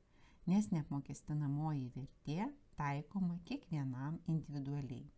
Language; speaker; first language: Lithuanian; native; Lithuanian